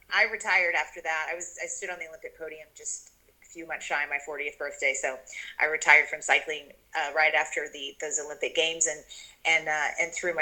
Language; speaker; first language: English; native; English